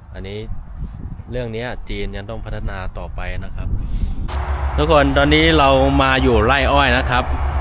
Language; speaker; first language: Thai; non-native, fluent; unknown